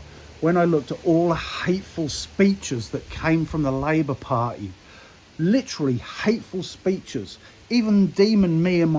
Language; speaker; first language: English; native; English